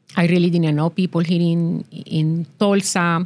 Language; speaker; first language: English; non-native, fluent; Spanish